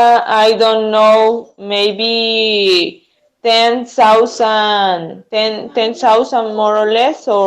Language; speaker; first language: English; non-native, learner; Spanish